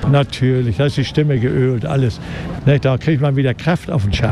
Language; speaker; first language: German; native; German